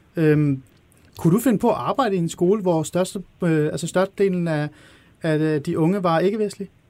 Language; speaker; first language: Danish; early bilingual, other home language; Persian